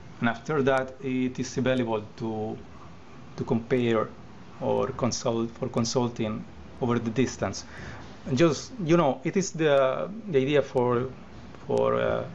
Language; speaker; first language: English; non-native, learner; Spanish